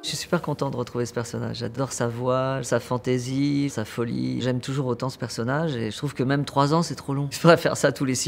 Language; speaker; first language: French; native; French